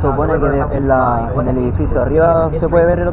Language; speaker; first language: Spanish; native; Spanish